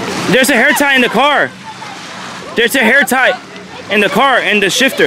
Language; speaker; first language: English; early bilingual, other home language; Spanish